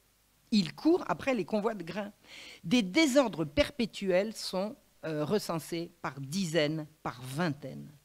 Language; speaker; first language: French; native; French